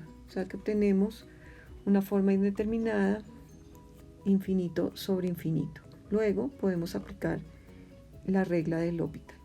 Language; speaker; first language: Spanish; native; Spanish